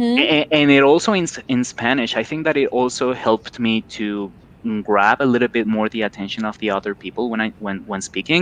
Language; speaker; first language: English; non-native, fluent; Spanish